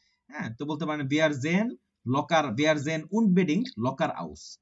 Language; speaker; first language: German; non-native, fluent; Bangla